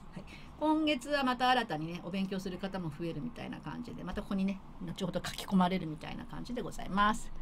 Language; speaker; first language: Japanese; native; Japanese